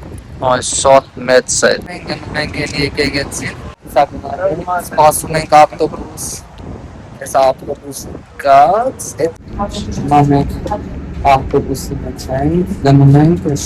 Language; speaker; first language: Armenian; non-native, learner; Hindi